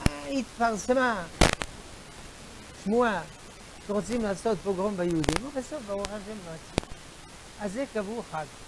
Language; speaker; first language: Hebrew; non-native, fluent; French